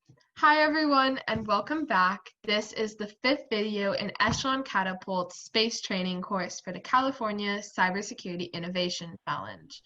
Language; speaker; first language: English; native; English